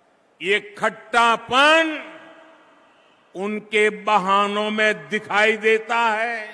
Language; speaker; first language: Hindi; non-native, local second language; Gujarati